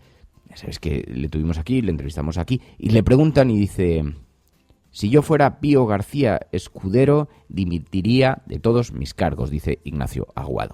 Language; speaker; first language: Spanish; native; Spanish